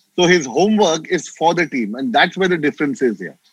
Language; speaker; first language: English; non-native, local second language; Hindi